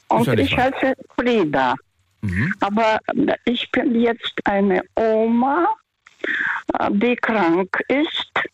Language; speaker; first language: German; early bilingual, heritage; Russian